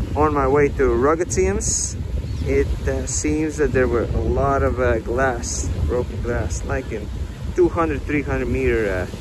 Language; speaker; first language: English; non-native, fluent; Latvian